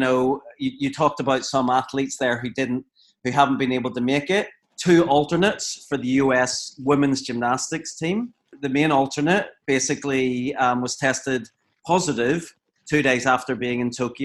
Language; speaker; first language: English; native; English